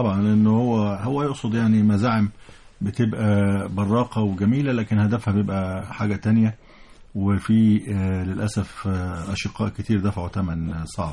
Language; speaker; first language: Arabic; native; Arabic